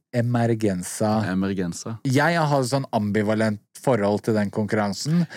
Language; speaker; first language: Norwegian; native; Norwegian